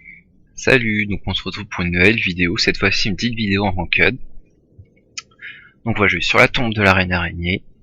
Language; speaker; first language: French; native; French